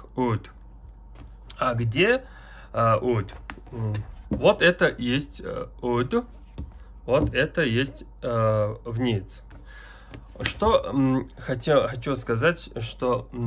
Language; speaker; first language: Russian; non-native, learner; Mongolian